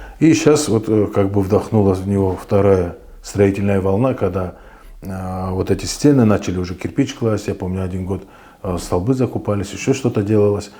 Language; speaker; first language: Russian; non-native, local second language; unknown